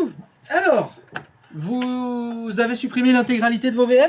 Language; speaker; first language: French; native; French